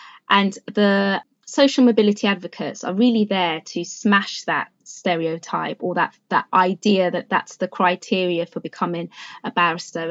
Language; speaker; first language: English; native; English